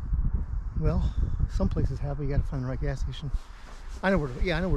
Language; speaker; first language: English; native; English